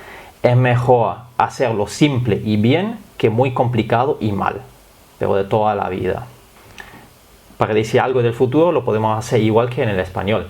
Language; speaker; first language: Spanish; non-native, fluent; German